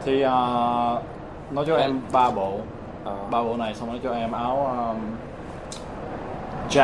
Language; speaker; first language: Vietnamese; early bilingual, heritage; Vietnamese